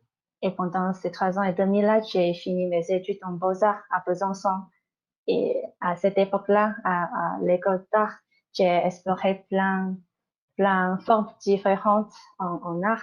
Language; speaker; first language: French; non-native, fluent; Chinese